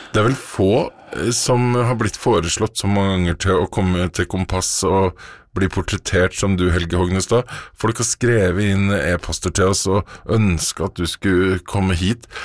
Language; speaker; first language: Norwegian; native; Norwegian